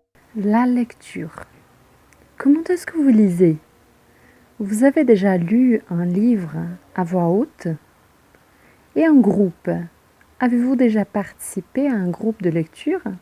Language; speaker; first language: French; non-native, fluent; Portuguese